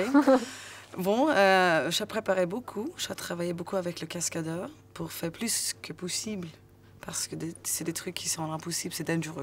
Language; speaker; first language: French; non-native, learner; Swedish